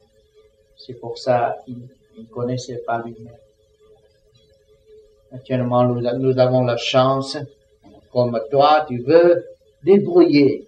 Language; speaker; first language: French; non-native, learner; Vietnamese